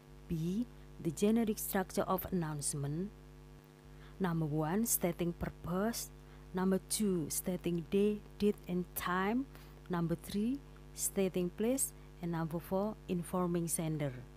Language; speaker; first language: English; non-native, fluent; Indonesian